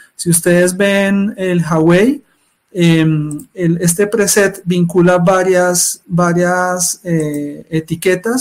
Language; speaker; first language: Spanish; native; Spanish